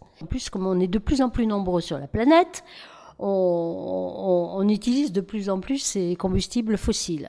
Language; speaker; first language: French; native; French